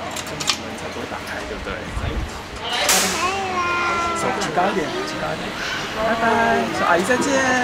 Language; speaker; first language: Chinese; native; Chinese